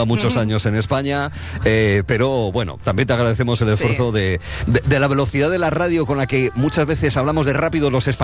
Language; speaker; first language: Spanish; native; Spanish